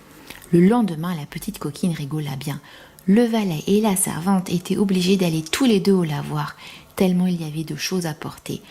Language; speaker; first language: French; native; French